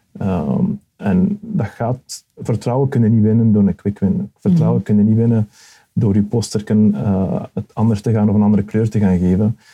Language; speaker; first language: Dutch; early bilingual, other home language; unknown